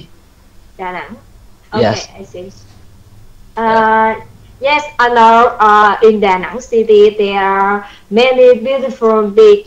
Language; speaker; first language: English; non-native, learner; Vietnamese